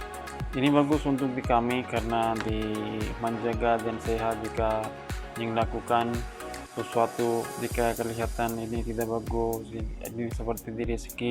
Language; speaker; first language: Indonesian; non-native, learner; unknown